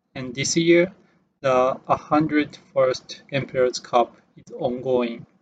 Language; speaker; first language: English; non-native, learner; Japanese